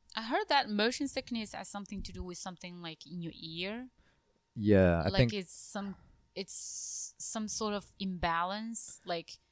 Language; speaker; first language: English; non-native, fluent; Chinese